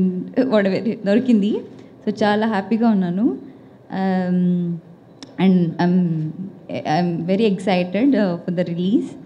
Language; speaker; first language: Telugu; non-native, learner; Tamil